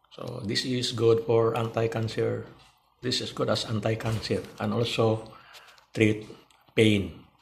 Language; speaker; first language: English; non-native, local second language; Cebuano